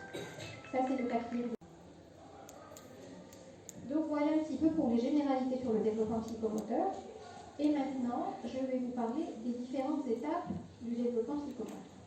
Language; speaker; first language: French; non-native, local second language; Arabic